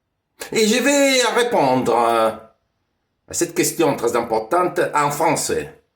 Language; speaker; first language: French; non-native, fluent; Italian